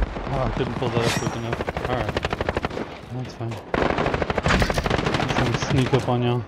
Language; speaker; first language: English; native; English